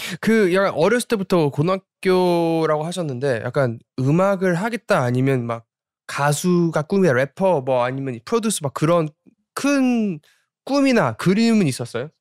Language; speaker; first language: Korean; early bilingual, heritage; Korean